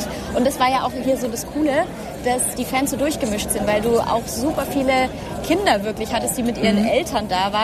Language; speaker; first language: German; native; German